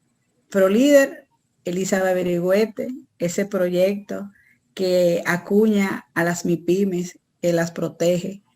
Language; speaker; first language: Spanish; native; Spanish